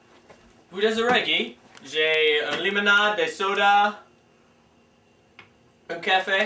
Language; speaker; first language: French; non-native, learner; English